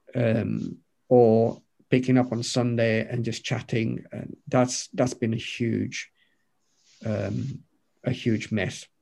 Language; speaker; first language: English; non-native, fluent; Romanian